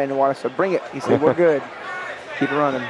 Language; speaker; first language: English; native; English